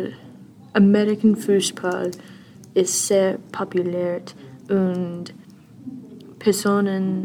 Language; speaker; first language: German; non-native, learner; English